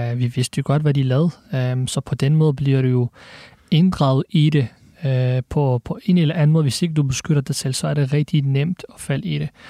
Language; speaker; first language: Danish; early bilingual, other home language; Arabic